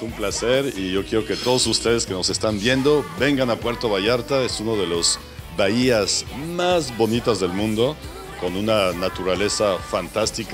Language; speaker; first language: Spanish; non-native, fluent; French